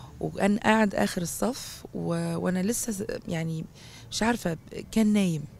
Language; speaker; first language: Arabic; native; Arabic